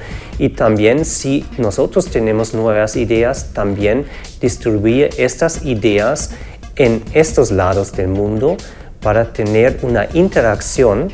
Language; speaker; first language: Spanish; non-native, fluent; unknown